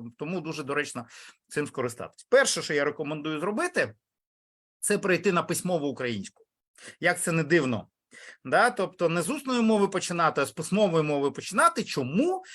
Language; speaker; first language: Ukrainian; non-native, local second language; Russian